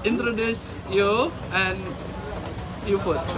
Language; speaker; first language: English; non-native, learner; Indonesian